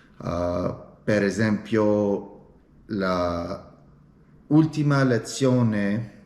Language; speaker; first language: Italian; non-native, learner; English